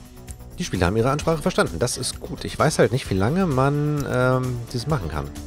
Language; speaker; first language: German; native; German